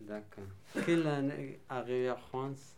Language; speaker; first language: French; non-native, learner; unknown